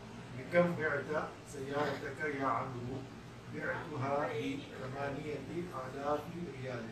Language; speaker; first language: Arabic; non-native, learner; Urdu